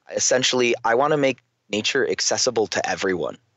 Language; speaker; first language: English; native; English